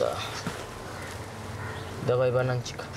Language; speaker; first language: Russian; non-native, learner; Swahili